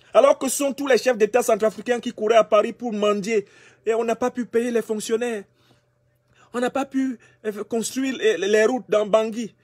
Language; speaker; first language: French; non-native, local second language; Basaa